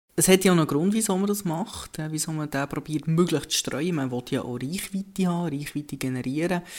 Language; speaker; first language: German; native; German